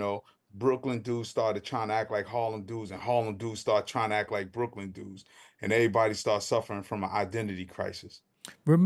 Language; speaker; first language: English; native; English